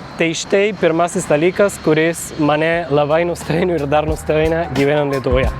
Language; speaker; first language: Lithuanian; non-native, fluent; Spanish